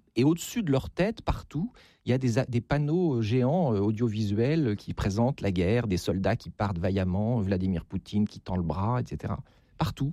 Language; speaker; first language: French; native; French